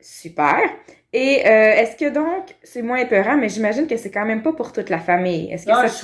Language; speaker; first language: French; native; French